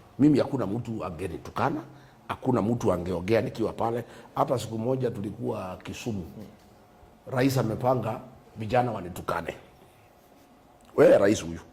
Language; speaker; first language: Swahili; non-native, local second language; Kikuyu